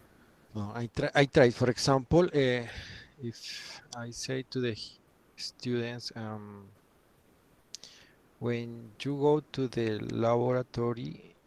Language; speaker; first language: English; non-native, learner; Spanish